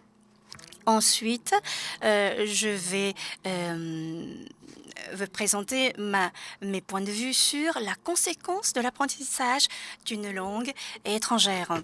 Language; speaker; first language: French; non-native, fluent; Japanese